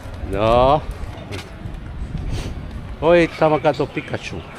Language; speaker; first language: Finnish; non-native, learner; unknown